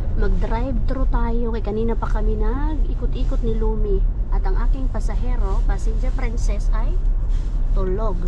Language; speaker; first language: Filipino; non-native, local second language; Cebuano